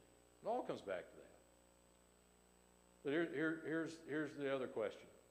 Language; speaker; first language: English; native; English